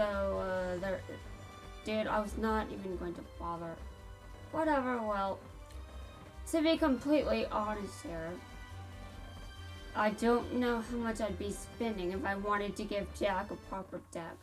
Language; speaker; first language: English; native; English